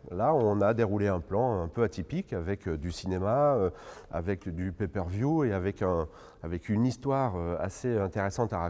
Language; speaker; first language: French; native; French